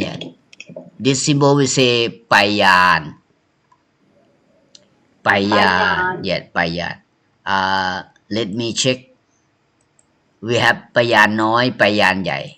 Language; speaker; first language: English; non-native, learner; Thai